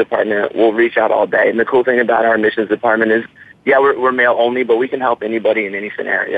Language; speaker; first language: English; native; English